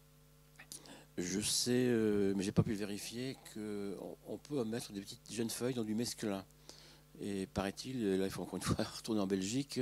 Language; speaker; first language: French; native; French